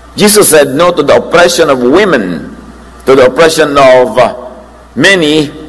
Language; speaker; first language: English; non-native, local second language; Filipino